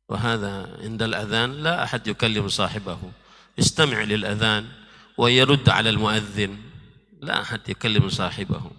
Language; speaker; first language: Arabic; non-native, fluent; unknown